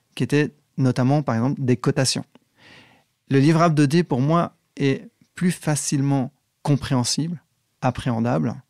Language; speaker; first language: French; native; French